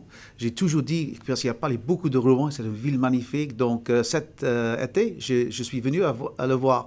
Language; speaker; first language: French; non-native, fluent; English